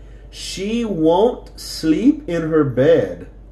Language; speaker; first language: English; native; English